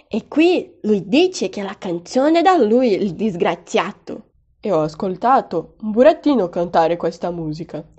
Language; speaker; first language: Italian; non-native, learner; Portuguese